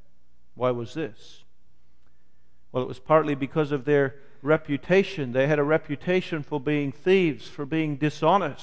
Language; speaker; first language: English; native; English